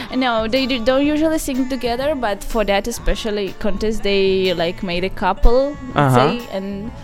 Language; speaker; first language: English; non-native, fluent; Azerbaijani